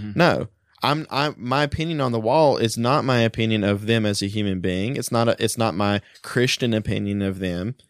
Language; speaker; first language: English; early bilingual, other home language; German